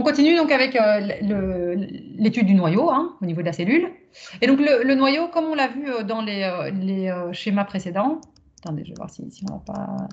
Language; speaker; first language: French; native; French